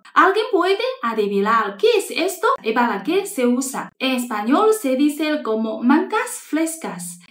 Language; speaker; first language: Spanish; non-native, fluent; Chinese